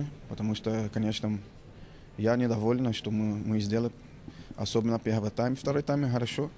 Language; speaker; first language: Russian; non-native, fluent; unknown